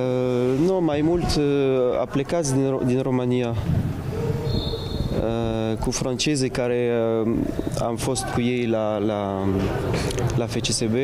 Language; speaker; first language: Romanian; non-native, learner; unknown